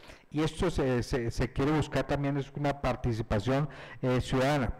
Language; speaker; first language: Spanish; native; Spanish